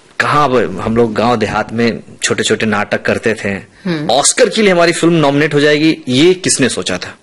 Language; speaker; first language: Hindi; non-native, local second language; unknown